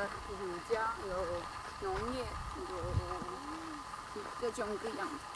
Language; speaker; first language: Chinese; non-native, fluent; Spanish